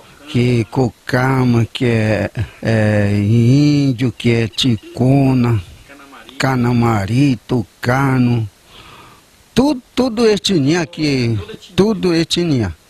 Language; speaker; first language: Portuguese; non-native, local second language; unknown